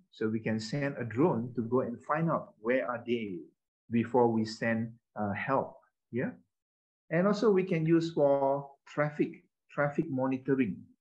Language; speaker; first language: English; non-native, local second language; Malay